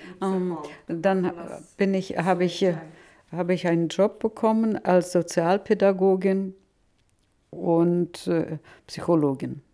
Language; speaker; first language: German; non-native, fluent; Russian